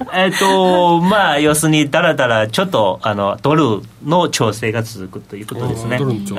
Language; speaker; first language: Japanese; non-native, fluent; Chinese